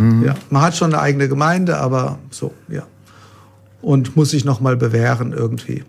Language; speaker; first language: German; native; German